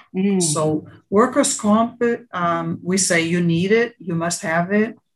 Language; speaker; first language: English; early bilingual, other home language; Portuguese